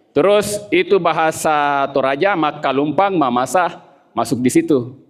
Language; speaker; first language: Indonesian; non-native, local second language; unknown